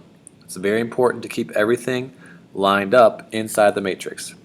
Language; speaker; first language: English; native; English